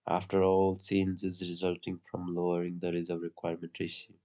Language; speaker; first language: English; non-native, local second language; Nepali